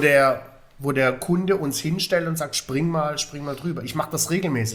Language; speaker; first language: German; native; German